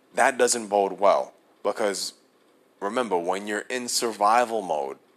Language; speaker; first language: English; native; English